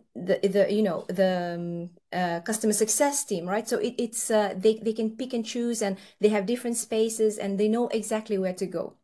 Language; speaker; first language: English; early bilingual, other home language; Nepali